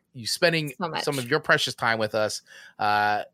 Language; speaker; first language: English; native; English